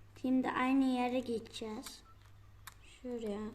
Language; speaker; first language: Turkish; early bilingual, heritage; Turkish